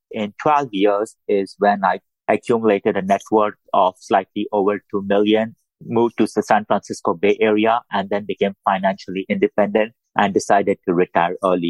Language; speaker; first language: English; non-native, local second language; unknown